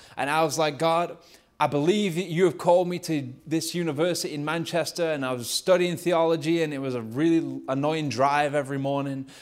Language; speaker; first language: English; native; English